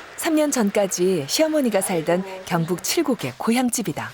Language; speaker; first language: Korean; native; Korean